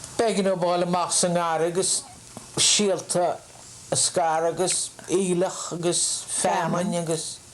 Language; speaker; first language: Irish; native; Irish